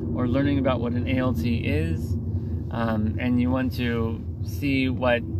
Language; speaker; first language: English; native; English